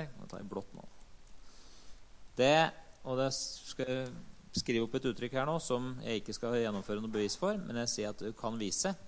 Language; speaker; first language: Norwegian; native; Norwegian